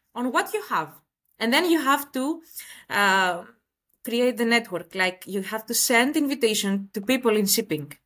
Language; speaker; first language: English; non-native, fluent; Greek